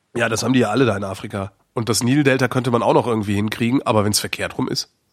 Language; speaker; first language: German; native; German